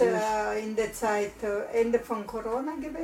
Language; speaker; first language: German; non-native, learner; Italian